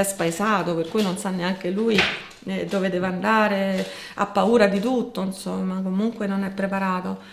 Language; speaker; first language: Italian; native; Italian